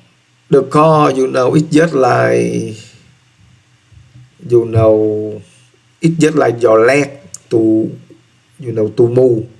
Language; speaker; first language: English; non-native, learner; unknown